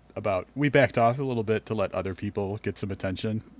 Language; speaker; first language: English; native; English